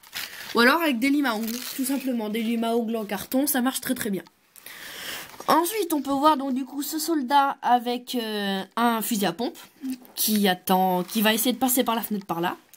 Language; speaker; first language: French; native; French